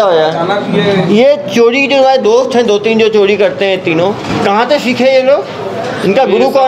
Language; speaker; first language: Hindi; native; Hindi